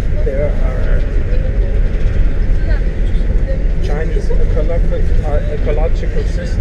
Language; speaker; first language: English; non-native, fluent; German